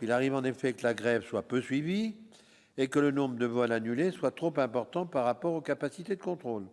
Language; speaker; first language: French; native; French